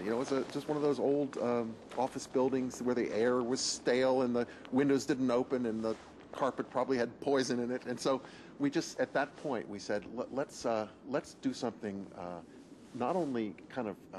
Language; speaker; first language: English; native; English